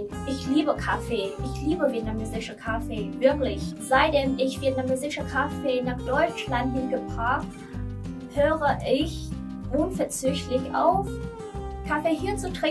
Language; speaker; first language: German; non-native, learner; Vietnamese